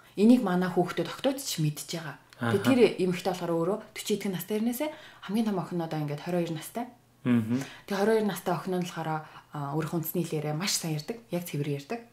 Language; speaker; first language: Mongolian; native; Mongolian